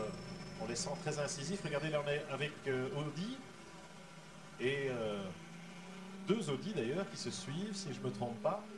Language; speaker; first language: French; native; French